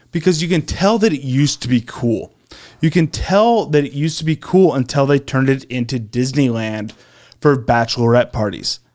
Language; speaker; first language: English; native; English